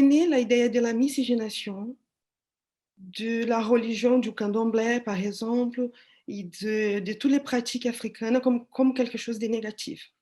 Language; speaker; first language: French; non-native, fluent; Portuguese